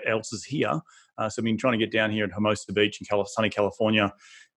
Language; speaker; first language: English; native; English